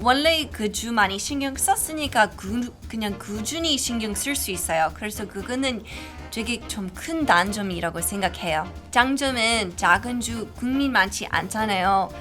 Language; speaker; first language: Korean; non-native, fluent; English